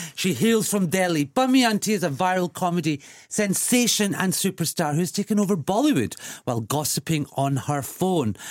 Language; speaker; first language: English; early bilingual, other home language; Punjabi